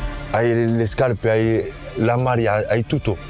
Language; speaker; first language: Italian; non-native, fluent; French